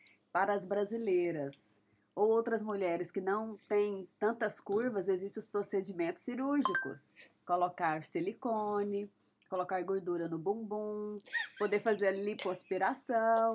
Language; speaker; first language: Portuguese; native; Portuguese